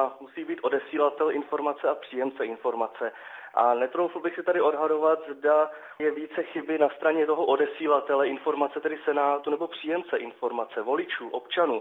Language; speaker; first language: Czech; native; Czech